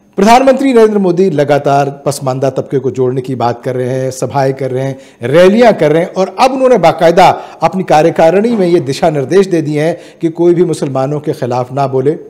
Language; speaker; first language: Hindi; native; Hindi